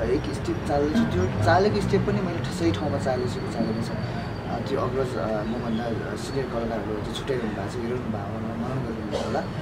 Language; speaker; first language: Nepali; non-native, local second language; Eastern Tamang